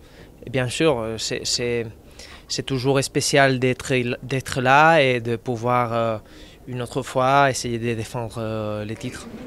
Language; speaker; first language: French; non-native, fluent; Spanish